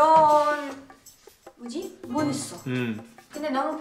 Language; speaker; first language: Korean; non-native, learner; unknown